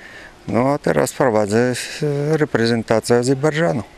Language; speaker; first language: Polish; non-native, fluent; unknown